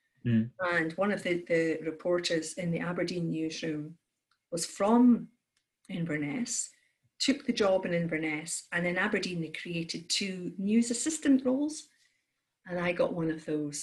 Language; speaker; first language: English; native; English